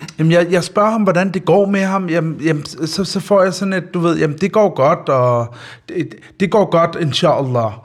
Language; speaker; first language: Danish; early bilingual, other home language; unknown